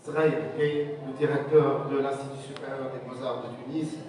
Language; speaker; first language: French; non-native, local second language; Arabic